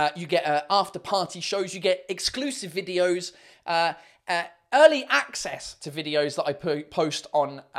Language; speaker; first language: English; native; English